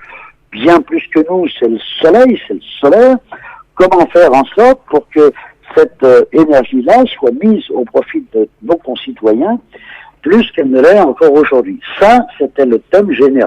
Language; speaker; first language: French; native; French